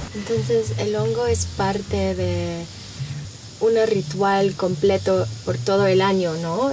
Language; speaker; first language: Spanish; early bilingual, heritage; Spanish